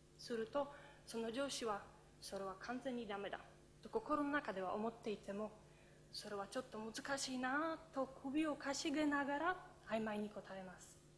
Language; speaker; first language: Japanese; non-native, fluent; Polish